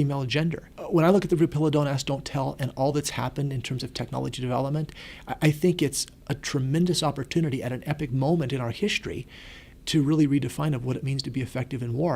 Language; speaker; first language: English; native; English